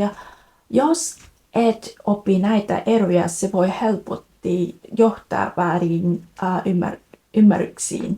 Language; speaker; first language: Finnish; non-native, fluent; Vietnamese